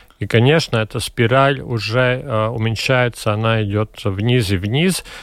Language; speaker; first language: Russian; non-native, local second language; Latvian